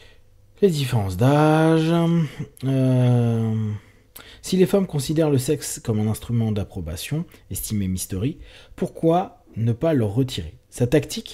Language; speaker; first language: French; native; French